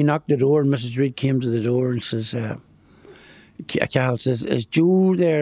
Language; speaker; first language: English; native; English